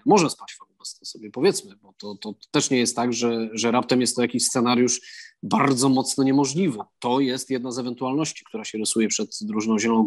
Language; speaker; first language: Polish; native; Polish